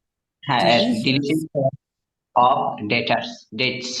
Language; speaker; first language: English; non-native, learner; Bangla